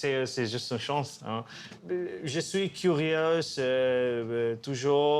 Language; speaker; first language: French; non-native, learner; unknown